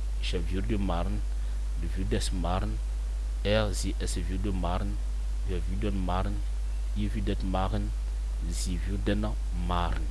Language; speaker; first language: German; non-native, fluent; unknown